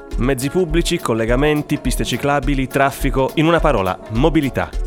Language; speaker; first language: Italian; native; Italian